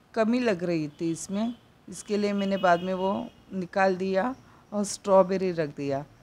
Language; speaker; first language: Hindi; non-native, local second language; Marathi